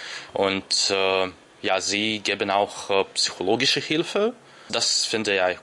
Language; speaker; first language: German; non-native, learner; Ukrainian